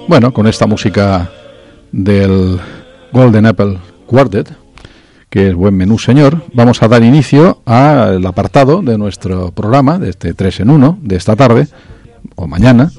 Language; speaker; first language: Spanish; native; Spanish